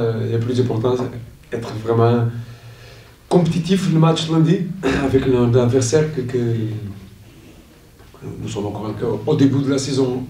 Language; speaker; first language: French; non-native, learner; Portuguese